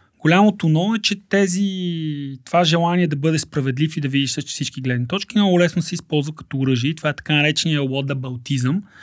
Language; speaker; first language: Bulgarian; native; Bulgarian